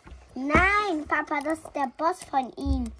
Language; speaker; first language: German; early bilingual, other home language; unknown